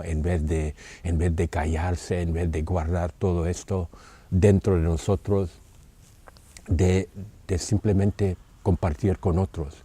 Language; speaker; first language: Spanish; non-native, fluent; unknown